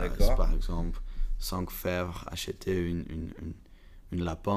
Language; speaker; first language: French; non-native, learner; Dutch